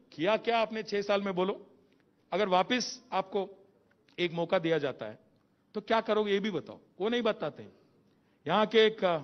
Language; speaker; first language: Hindi; non-native, local second language; Telugu